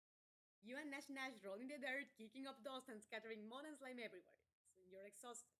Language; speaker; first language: English; non-native, fluent; Spanish